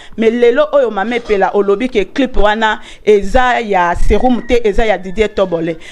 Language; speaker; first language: Lingala; native; Lingala